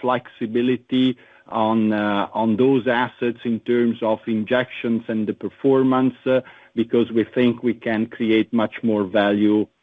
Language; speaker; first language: English; non-native, fluent; Italian